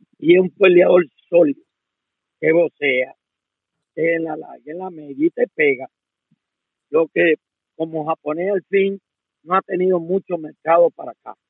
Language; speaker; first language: Spanish; native; Spanish